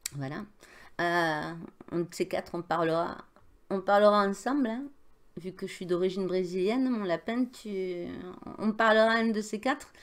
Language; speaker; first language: French; native; French